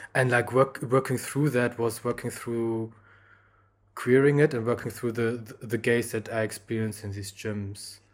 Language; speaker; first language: English; non-native, fluent; German